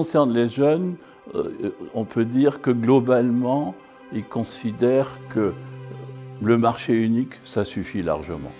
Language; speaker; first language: French; native; French